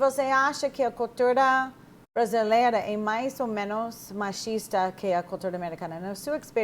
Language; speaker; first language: Portuguese; non-native, fluent; English